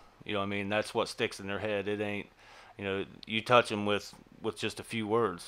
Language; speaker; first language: English; native; English